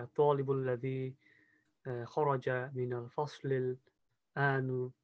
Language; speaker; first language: Arabic; non-native, learner; English